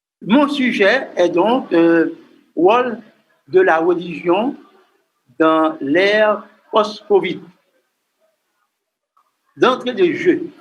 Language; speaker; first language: French; non-native, local second language; Haitian Creole